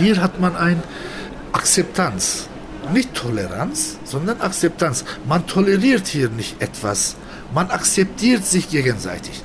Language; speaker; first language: German; non-native, fluent; Turkish